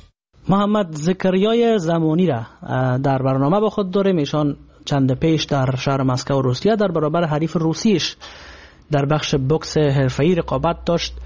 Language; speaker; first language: Persian; native; Persian